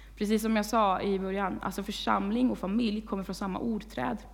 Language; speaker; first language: Swedish; native; Swedish